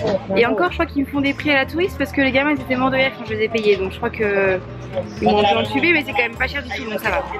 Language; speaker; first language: French; native; French